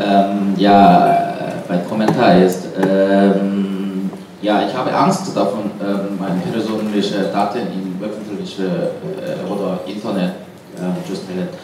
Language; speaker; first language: German; non-native, learner; Korean